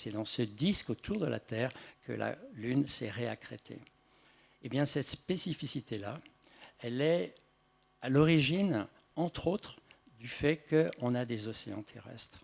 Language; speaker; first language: French; native; French